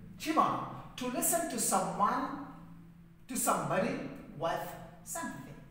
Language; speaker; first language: English; non-native, fluent; Persian